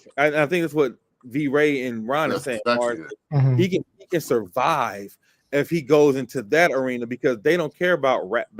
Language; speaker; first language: English; native; English